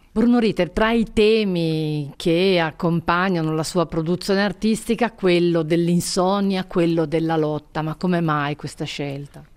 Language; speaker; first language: Italian; native; Italian